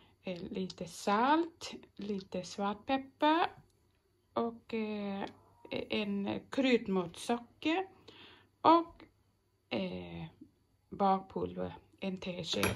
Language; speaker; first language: Swedish; non-native, fluent; Thai